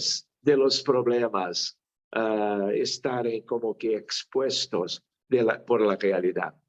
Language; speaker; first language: Spanish; non-native, fluent; Portuguese